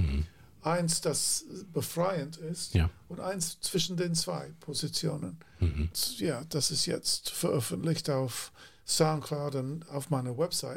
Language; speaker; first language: German; non-native, fluent; English